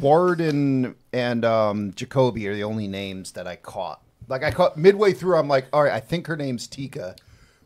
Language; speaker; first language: English; native; English